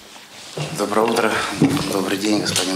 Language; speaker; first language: Russian; native; Russian